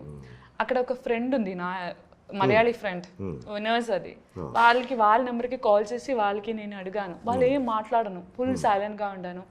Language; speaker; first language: Telugu; non-native, local second language; Malayalam